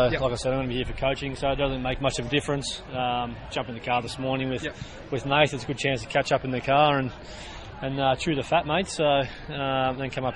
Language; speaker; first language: English; native; English